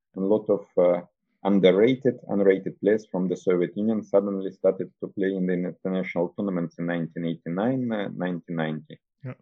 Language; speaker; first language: English; non-native, fluent; Russian